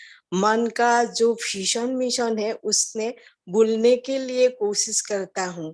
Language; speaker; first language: Hindi; non-native, local second language; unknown